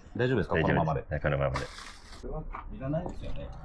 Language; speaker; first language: Japanese; native; Japanese